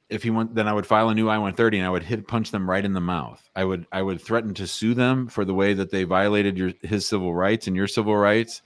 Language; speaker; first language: English; native; English